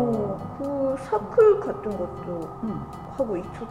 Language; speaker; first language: Korean; non-native, learner; Japanese